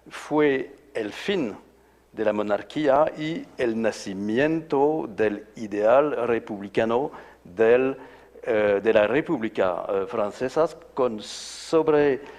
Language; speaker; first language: Spanish; non-native, fluent; French